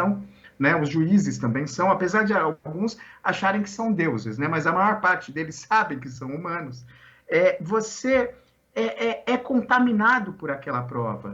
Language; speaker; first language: Portuguese; native; Portuguese